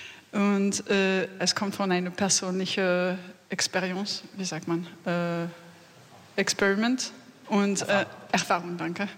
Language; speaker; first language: German; non-native, learner; French